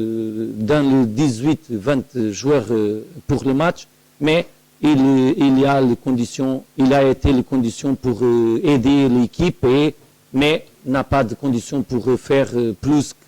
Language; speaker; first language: French; non-native, learner; Portuguese